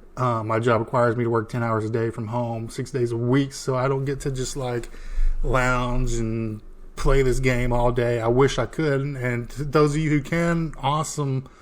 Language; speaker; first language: English; native; English